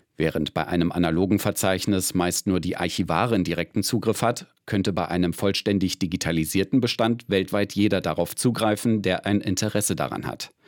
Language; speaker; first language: German; native; German